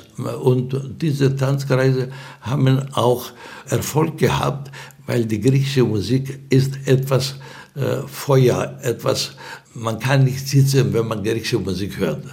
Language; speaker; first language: German; non-native, fluent; Greek